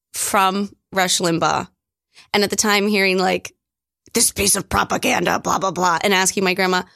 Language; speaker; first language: English; native; English